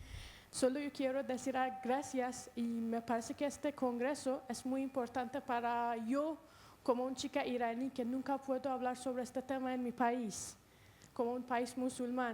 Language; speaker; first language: Spanish; non-native, learner; Persian